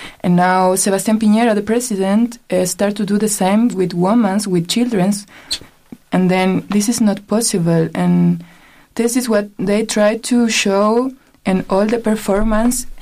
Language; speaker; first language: English; non-native, learner; Spanish